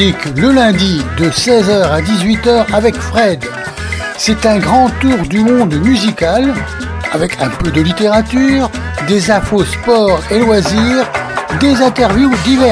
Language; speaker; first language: French; native; French